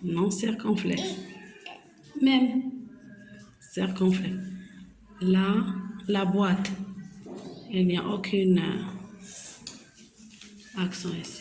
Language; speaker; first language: French; non-native, local second language; Arabic